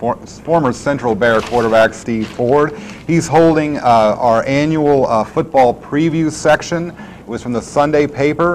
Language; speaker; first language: English; native; English